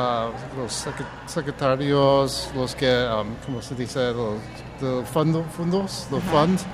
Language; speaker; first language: Spanish; early bilingual, heritage; English